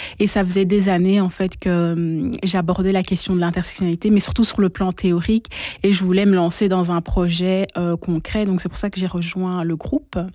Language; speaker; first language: French; native; French